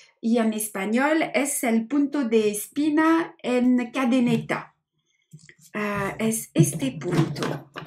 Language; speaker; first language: Spanish; non-native, learner; French